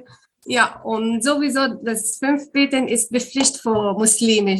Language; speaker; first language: German; non-native, learner; Arabic